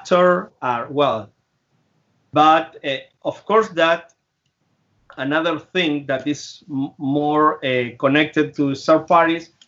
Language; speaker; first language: English; non-native, fluent; Spanish